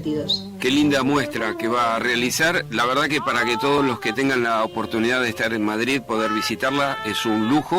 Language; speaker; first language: Spanish; native; Spanish